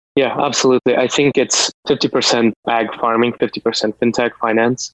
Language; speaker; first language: English; non-native, fluent; Russian